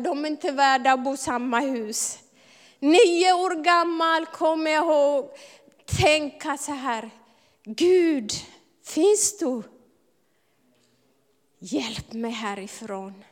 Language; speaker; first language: Swedish; non-native, fluent; Amharic